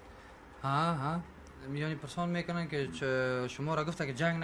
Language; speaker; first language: Hindi; non-native, learner; Persian